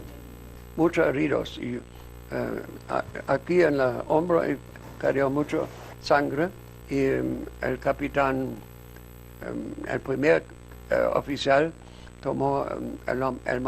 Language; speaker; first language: Spanish; non-native, fluent; German